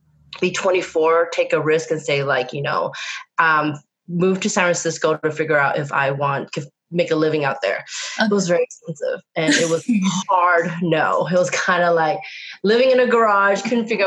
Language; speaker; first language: English; native; English